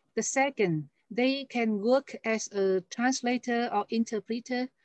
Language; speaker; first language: English; non-native, fluent; Vietnamese